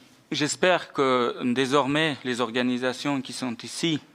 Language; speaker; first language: French; non-native, fluent; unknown